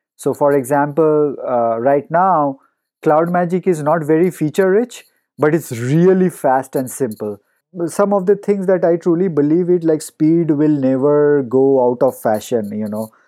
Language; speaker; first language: English; non-native, local second language; Hindi